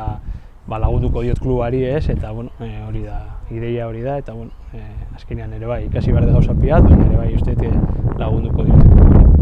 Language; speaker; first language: Basque; non-native, local second language; Spanish